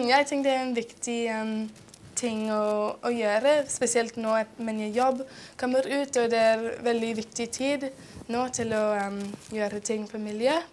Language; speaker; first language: Norwegian; non-native, fluent; English